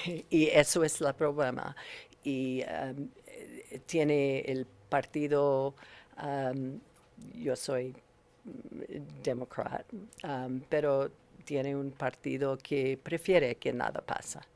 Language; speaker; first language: Spanish; non-native, learner; English